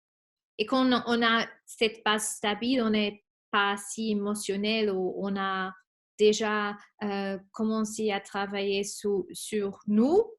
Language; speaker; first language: French; non-native, fluent; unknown